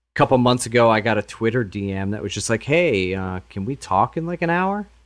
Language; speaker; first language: English; native; English